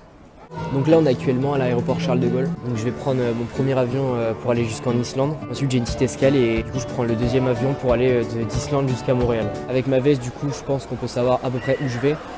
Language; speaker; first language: French; native; French